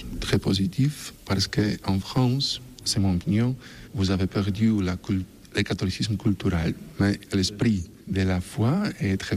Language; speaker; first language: French; non-native, learner; Polish